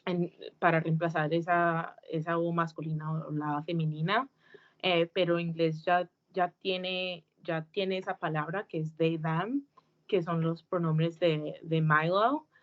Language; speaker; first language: Spanish; early bilingual, heritage; Spanish